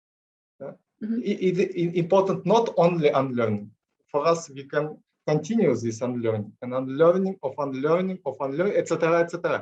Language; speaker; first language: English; non-native, learner; Russian